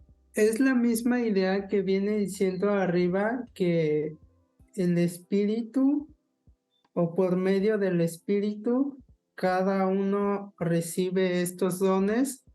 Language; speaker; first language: Spanish; non-native, local second language; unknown